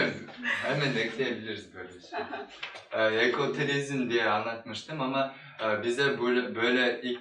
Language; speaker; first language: Turkish; non-native, learner; Kyrgyz